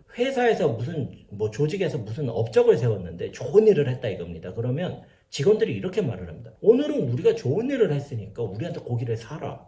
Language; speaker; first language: Korean; native; Korean